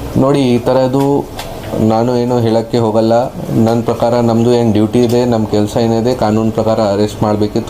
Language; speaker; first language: Kannada; non-native, fluent; Hindi